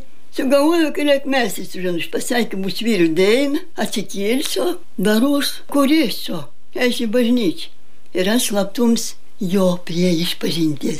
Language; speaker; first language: Lithuanian; native; Lithuanian